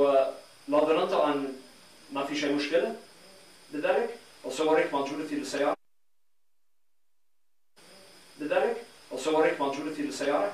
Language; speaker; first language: Arabic; non-native, fluent; English